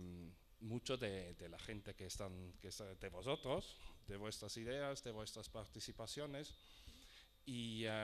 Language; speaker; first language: Spanish; non-native, fluent; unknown